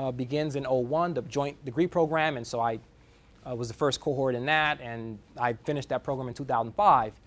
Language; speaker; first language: English; native; English